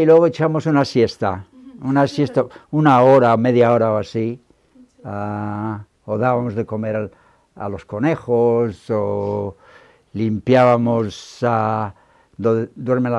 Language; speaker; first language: Spanish; native; Spanish